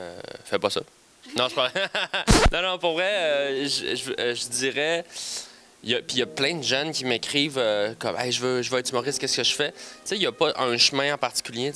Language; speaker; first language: French; native; French